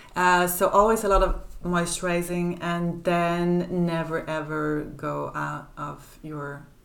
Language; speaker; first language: English; non-native, fluent; Swedish